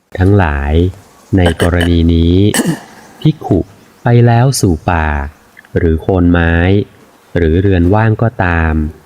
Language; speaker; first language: Thai; native; Thai